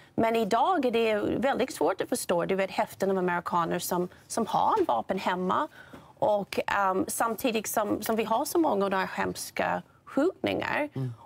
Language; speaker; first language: Swedish; non-native, fluent; English